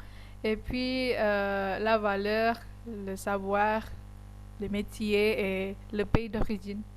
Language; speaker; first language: French; non-native, learner; Indonesian